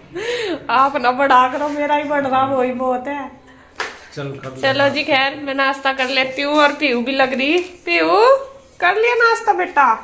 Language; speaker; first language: Hindi; native; Hindi